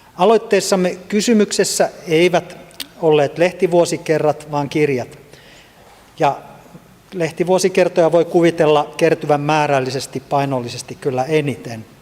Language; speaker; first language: Finnish; native; Finnish